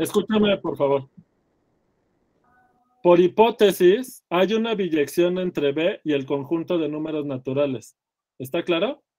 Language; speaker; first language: Spanish; native; Spanish